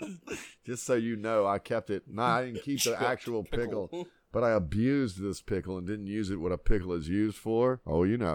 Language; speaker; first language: English; native; English